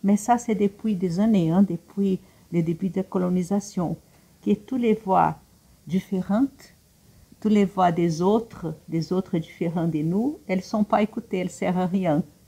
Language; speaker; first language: French; non-native, fluent; Portuguese